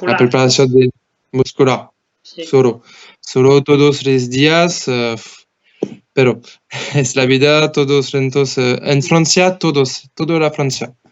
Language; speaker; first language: Spanish; non-native, learner; French